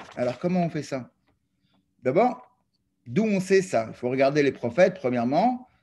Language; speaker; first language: French; native; French